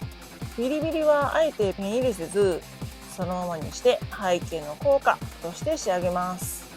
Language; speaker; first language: Japanese; native; Japanese